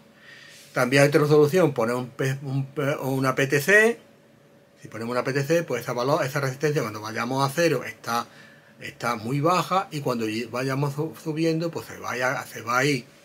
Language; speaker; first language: Spanish; native; Spanish